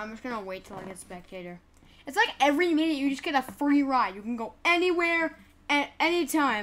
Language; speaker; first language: English; native; English